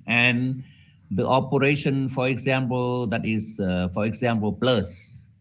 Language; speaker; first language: English; non-native, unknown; Vietnamese